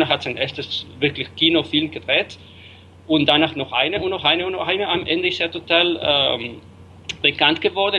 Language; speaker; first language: German; non-native, fluent; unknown